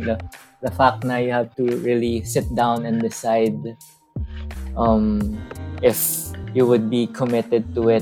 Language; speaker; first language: English; non-native, local second language; Hiligaynon